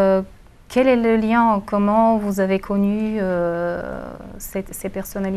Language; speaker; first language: French; non-native, fluent; Bulgarian